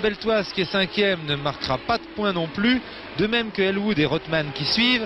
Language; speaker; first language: French; native; French